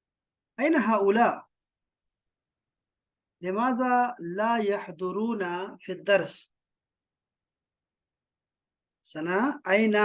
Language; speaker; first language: Arabic; non-native, fluent; Urdu